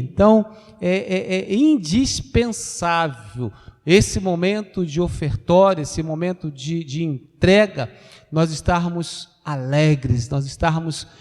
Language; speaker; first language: Portuguese; native; Portuguese